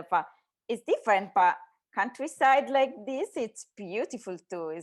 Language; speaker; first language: English; non-native, learner; Italian